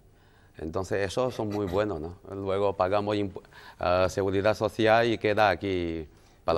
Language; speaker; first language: Spanish; non-native, learner; Chinese